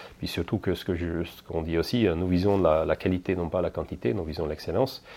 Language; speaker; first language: French; non-native, fluent; Hungarian